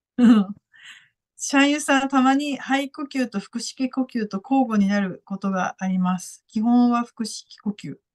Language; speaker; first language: Japanese; native; Japanese